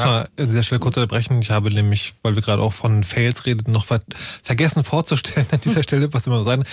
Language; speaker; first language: German; native; German